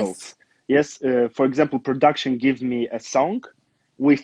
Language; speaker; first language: English; non-native, learner; Romanian